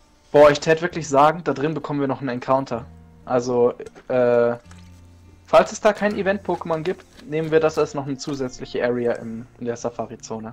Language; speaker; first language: German; native; German